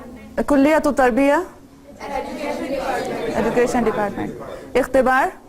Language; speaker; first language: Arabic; non-native, fluent; Urdu